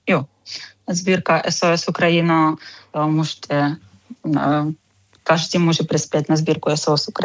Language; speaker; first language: Czech; non-native, fluent; Ukrainian